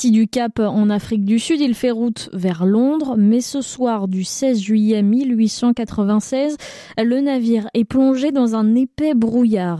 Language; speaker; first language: French; native; French